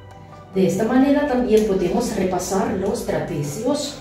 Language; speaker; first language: Spanish; non-native, fluent; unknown